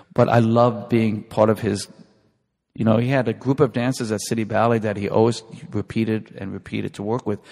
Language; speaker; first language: English; native; English